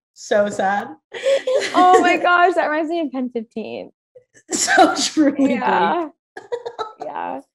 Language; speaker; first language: English; native; English